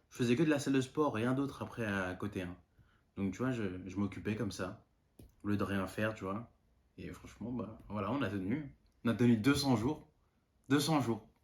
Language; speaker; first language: French; non-native, local second language; Malagasy